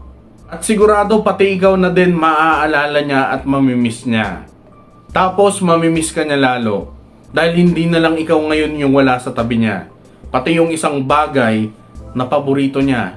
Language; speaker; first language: Filipino; native; Filipino